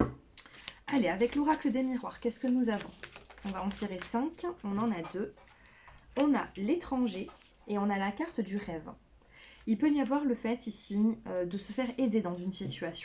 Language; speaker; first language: French; native; French